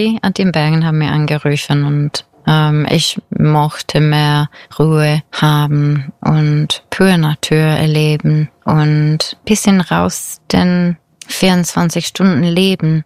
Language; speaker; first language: German; non-native, fluent; English